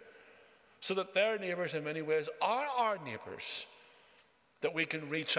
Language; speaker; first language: English; native; English